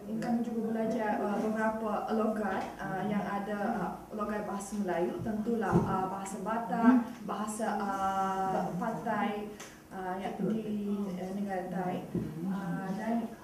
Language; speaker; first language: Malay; non-native, learner; Russian